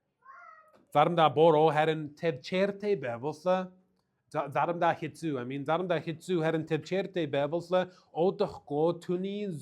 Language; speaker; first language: Mongolian; non-native, learner; English